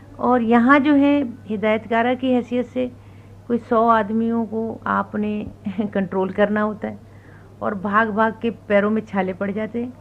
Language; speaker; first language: Urdu; native; Urdu